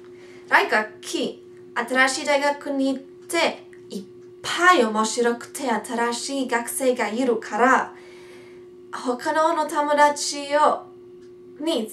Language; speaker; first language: Japanese; non-native, learner; English